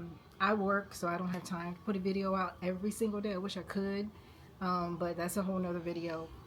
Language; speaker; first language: English; native; English